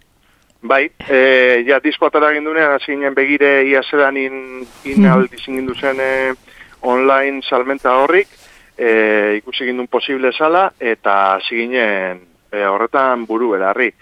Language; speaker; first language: Basque; native; Basque